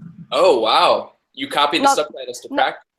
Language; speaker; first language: English; non-native, fluent; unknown